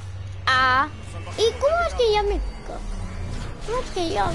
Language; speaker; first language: Spanish; early bilingual, heritage; English